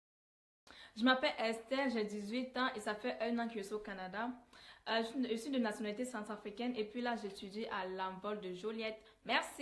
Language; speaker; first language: French; non-native, local second language; Sango